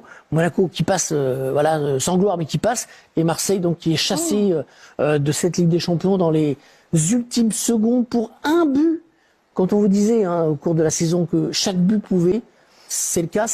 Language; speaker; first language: French; native; French